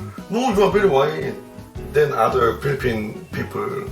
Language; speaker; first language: English; non-native, learner; Korean